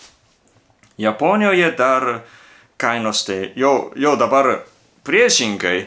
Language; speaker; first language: Lithuanian; non-native, learner; Japanese